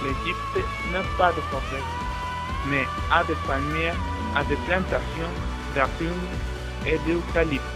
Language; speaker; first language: French; non-native, learner; Spanish